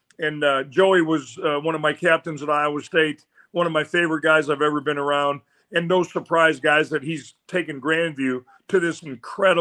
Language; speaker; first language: English; native; English